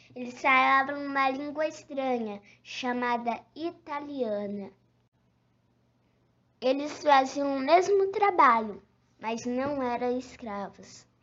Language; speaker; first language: Portuguese; native; Portuguese